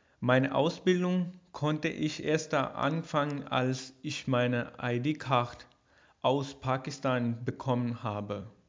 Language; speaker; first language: German; non-native, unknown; Urdu